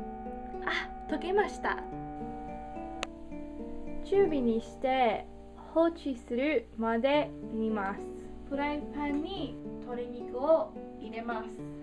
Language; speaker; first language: Japanese; non-native, learner; English